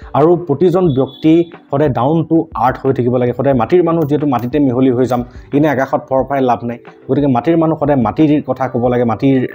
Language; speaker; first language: Assamese; native; Assamese